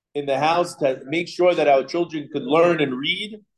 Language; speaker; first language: English; native; English